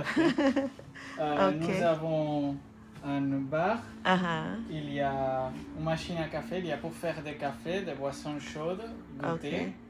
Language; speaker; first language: French; non-native, fluent; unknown